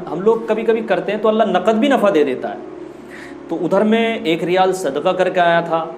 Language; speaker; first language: Urdu; native; Urdu